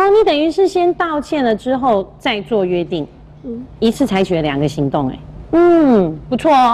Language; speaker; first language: Chinese; native; Chinese